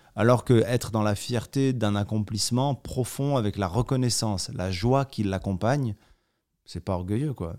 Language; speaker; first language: French; native; French